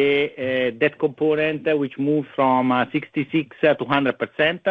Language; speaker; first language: English; non-native, fluent; Italian